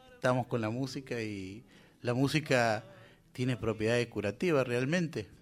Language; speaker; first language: Spanish; native; Spanish